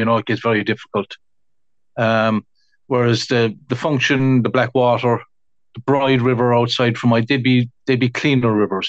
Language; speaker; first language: English; native; English